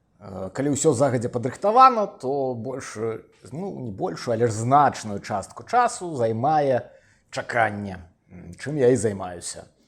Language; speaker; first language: Belarusian; non-native, local second language; Russian